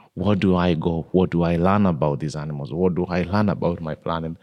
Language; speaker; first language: English; non-native, local second language; Kikuyu